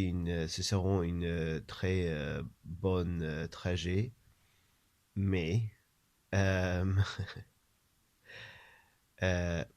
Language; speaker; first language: French; non-native, learner; English